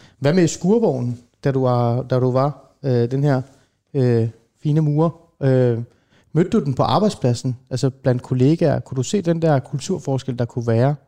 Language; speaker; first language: Danish; early bilingual, other home language; Persian